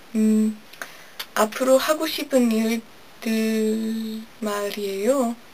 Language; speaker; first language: Korean; non-native, fluent; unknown